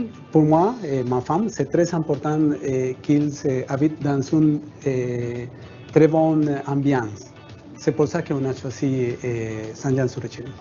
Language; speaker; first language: French; non-native, fluent; Spanish